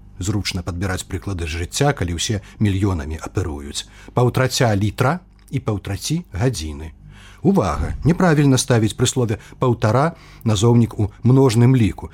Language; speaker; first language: Belarusian; native; Belarusian